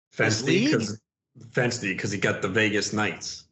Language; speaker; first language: English; native; English